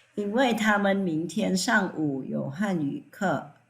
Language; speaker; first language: Chinese; non-native, fluent; Thai